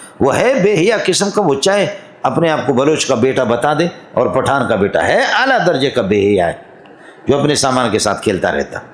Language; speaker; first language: Urdu; non-native, local second language; Brahui